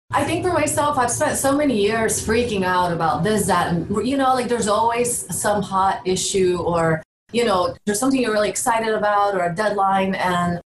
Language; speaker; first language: English; early bilingual, other home language; Bulgarian